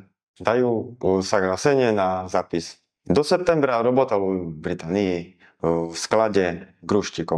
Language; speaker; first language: Russian; non-native, learner; Slovak